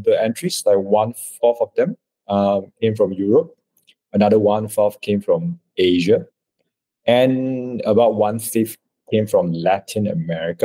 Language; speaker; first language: English; non-native, local second language; Chinese